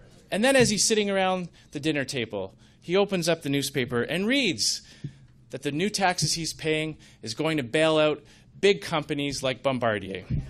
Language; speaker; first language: English; native; English